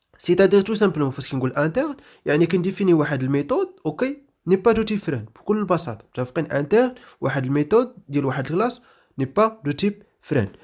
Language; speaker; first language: French; non-native, local second language; Arabic